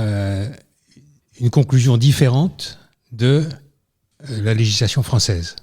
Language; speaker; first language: French; native; French